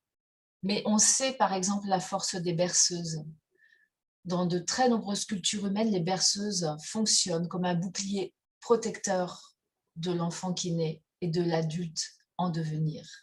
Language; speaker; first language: French; native; French